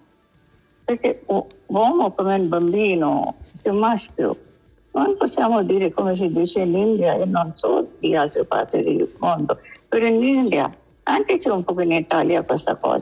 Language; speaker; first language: Italian; non-native, learner; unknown